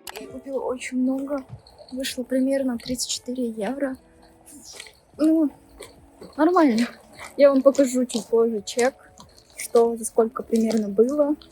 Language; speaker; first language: Russian; early bilingual, heritage; Russian